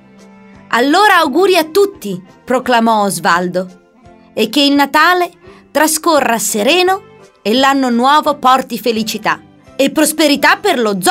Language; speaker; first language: Italian; native; Italian